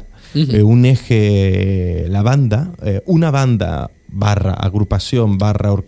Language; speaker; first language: Spanish; native; Spanish